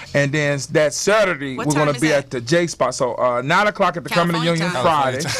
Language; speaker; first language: English; native; English